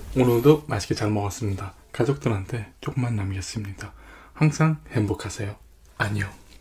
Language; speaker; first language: Korean; native; Korean